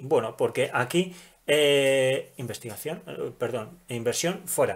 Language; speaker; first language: Spanish; native; Spanish